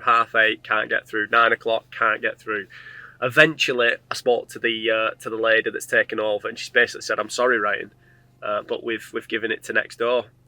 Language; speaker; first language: English; native; English